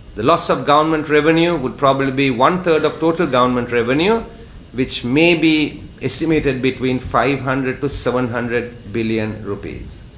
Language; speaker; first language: English; non-native, local second language; Sinhala